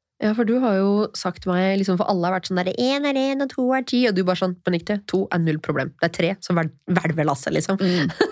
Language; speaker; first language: Norwegian; native; Norwegian